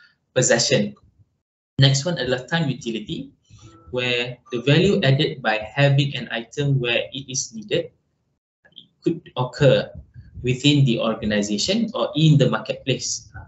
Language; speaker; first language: English; non-native, local second language; Malay